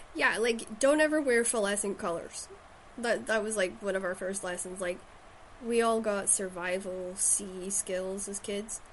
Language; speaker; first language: English; native; English